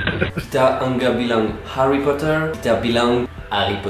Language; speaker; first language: Indonesian; non-native, learner; French